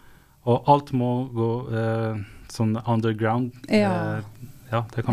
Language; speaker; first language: Norwegian; non-native, fluent; Persian